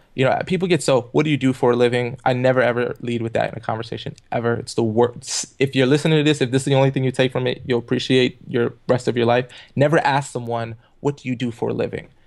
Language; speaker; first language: English; native; English